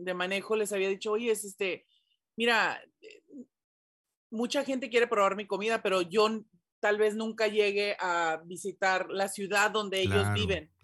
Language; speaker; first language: Spanish; early bilingual, heritage; Spanish